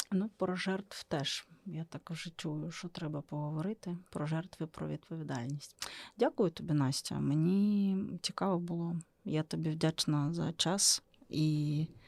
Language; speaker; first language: Ukrainian; native; Ukrainian